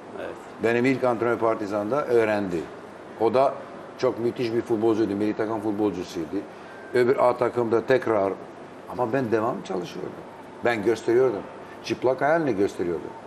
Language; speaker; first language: Turkish; non-native, fluent; Albanian